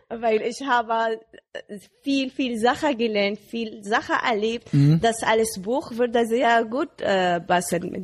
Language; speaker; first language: German; non-native, learner; Arabic